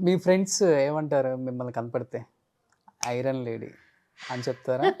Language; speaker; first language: Telugu; native; Telugu